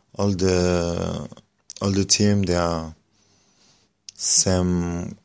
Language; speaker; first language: English; non-native, learner; French